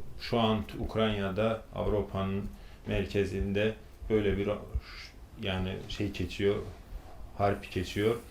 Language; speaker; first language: Turkish; non-native, fluent; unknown